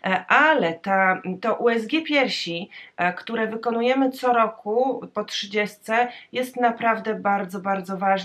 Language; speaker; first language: Polish; native; Polish